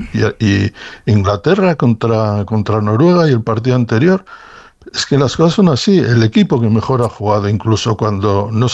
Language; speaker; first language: Spanish; native; Spanish